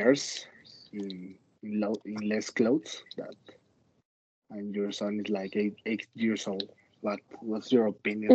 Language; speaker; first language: English; non-native, learner; Spanish